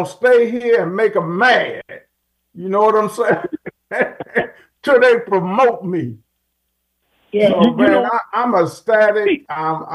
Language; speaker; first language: English; native; English